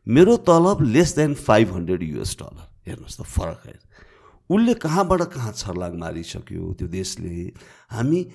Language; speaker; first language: Nepali; native; Nepali